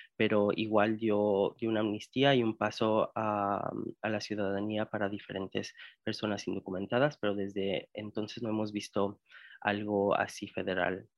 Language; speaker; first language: Spanish; early bilingual, heritage; Spanish